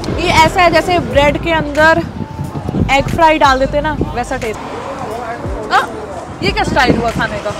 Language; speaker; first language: Hindi; native; Hindi